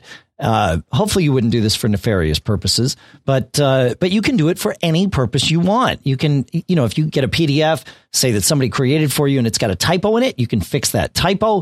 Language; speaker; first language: English; native; English